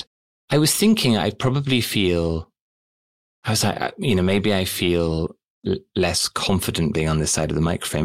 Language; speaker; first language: English; native; English